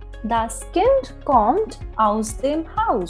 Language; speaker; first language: German; non-native, fluent; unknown